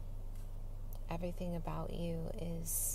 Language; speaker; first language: English; native; English